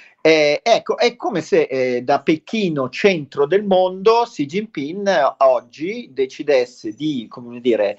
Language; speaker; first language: Italian; native; Italian